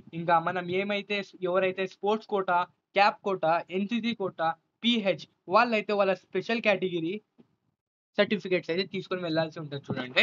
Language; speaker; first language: Telugu; non-native, local second language; Urdu